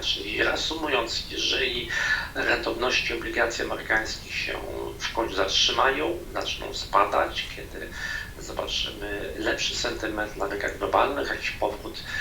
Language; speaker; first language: Polish; native; Polish